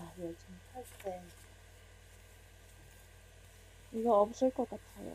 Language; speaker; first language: Korean; non-native, learner; Chinese